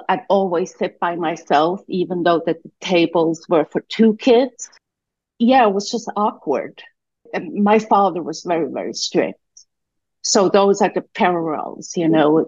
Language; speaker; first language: English; non-native, fluent; Swiss German